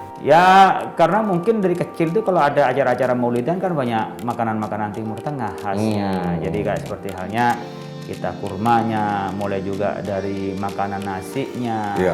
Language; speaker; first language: Indonesian; non-native, local second language; Madurese